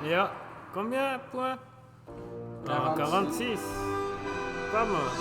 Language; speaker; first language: French; non-native, local second language; German